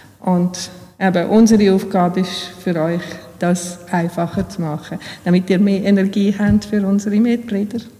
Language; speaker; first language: German; early bilingual, other home language; Bosnian